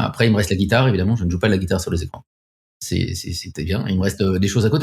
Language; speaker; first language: French; native; French